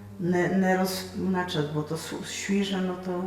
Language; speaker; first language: Polish; non-native, local second language; Rusyn